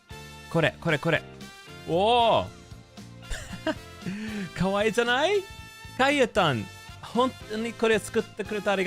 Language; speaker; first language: Japanese; non-native, learner; English